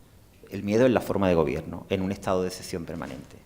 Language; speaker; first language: Spanish; native; Spanish